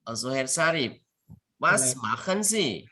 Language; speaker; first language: German; non-native, fluent; Indonesian